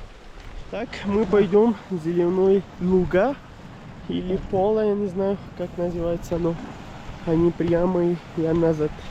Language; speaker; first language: Russian; non-native, learner; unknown